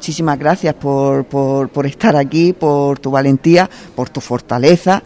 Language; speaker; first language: Spanish; native; Spanish